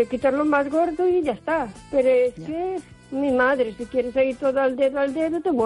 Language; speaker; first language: Spanish; native; Spanish